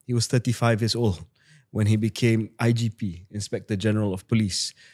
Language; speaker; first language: English; non-native, local second language; Malay